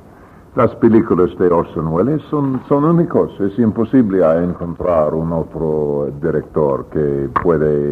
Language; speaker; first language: Spanish; non-native, learner; English